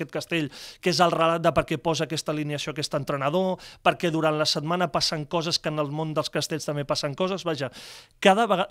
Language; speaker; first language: Catalan; native; Catalan